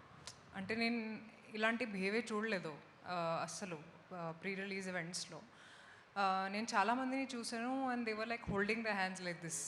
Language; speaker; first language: Telugu; non-native, fluent; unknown